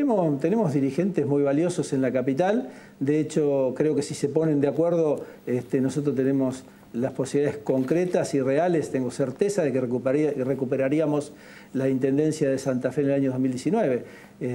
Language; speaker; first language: Spanish; native; Spanish